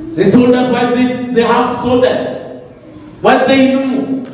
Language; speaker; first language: English; non-native, learner; Amharic